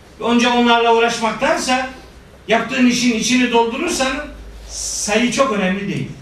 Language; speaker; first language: Turkish; native; Turkish